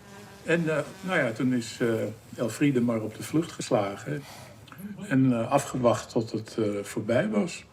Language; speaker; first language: Dutch; native; Dutch